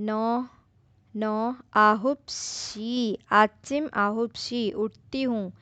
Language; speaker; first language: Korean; non-native, fluent; Urdu